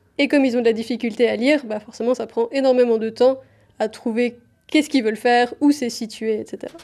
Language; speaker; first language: French; native; French